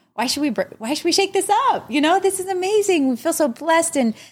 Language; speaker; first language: English; native; English